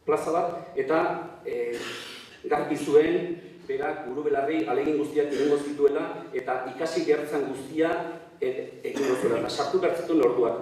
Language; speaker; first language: Basque; native; Basque